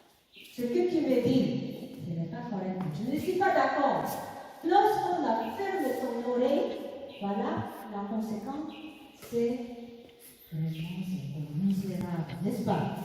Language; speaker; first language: French; non-native, learner; Korean